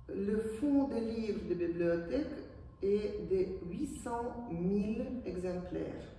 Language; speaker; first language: French; non-native, fluent; Ukrainian